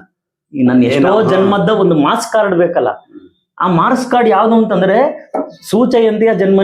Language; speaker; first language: Kannada; native; Kannada